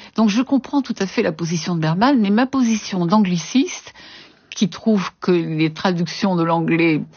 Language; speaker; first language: French; native; French